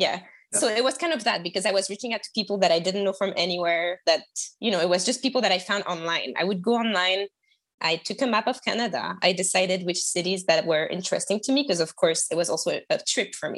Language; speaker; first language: English; non-native, fluent; French